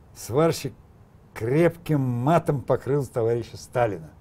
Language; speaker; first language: Russian; native; Russian